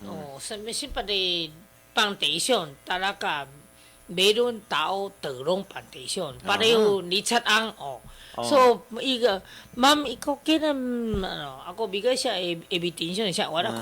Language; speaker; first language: Filipino; non-native, learner; Chinese